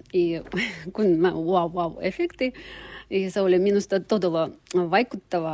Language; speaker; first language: Finnish; non-native, learner; Russian